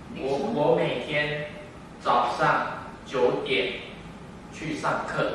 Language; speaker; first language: Chinese; non-native, learner; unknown